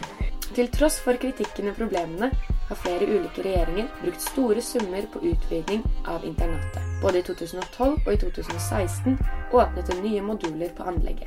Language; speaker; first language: Norwegian; native; Norwegian